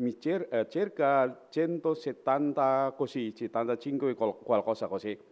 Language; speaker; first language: Italian; non-native, fluent; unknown